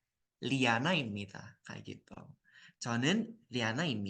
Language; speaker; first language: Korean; non-native, fluent; Indonesian